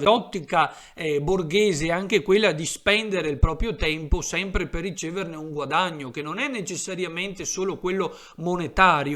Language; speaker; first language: Italian; native; Italian